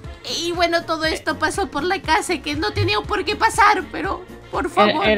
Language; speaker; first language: Spanish; native; Spanish